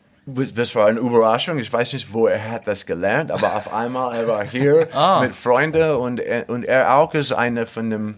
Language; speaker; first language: German; non-native, fluent; English